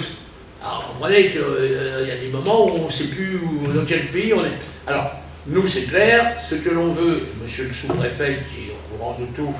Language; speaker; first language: French; native; French